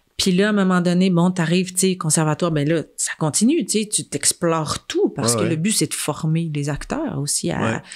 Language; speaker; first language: French; native; French